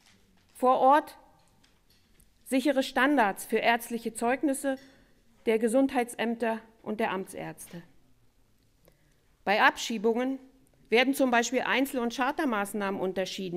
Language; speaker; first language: German; native; German